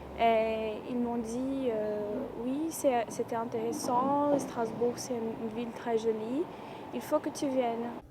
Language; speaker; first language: French; non-native, fluent; Portuguese